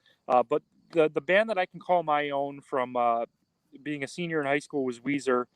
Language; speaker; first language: English; native; English